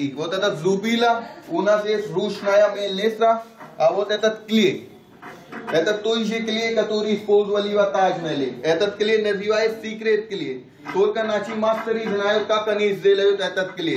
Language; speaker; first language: Russian; non-native, learner; Hindi